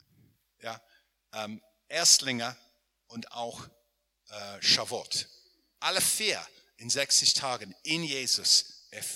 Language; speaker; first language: German; non-native, fluent; English